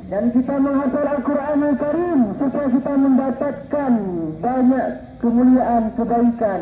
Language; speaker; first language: Indonesian; non-native, learner; Arabic